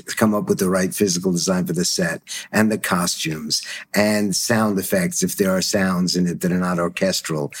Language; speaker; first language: English; early bilingual, other home language; German